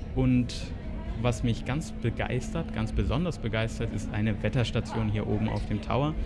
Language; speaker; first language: German; native; German